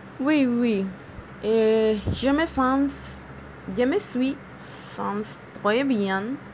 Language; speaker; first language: French; non-native, learner; Spanish